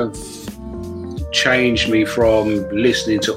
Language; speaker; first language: English; native; English